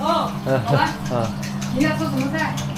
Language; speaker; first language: Chinese; native; Chinese